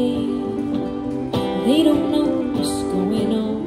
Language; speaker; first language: English; native; English